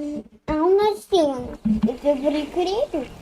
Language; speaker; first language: Russian; native; Russian